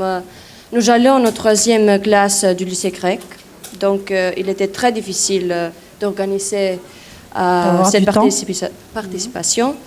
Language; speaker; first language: French; non-native, learner; Greek